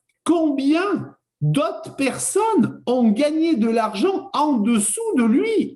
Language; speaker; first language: French; native; French